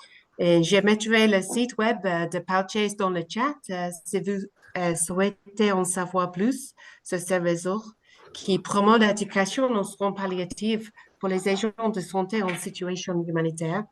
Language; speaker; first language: French; non-native, learner; English